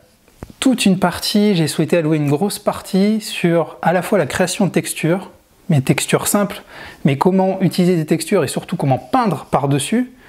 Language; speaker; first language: French; native; French